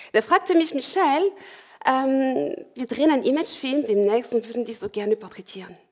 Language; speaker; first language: German; non-native, fluent; French